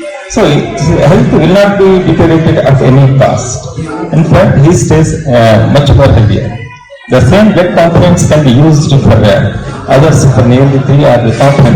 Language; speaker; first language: English; non-native, local second language; Telugu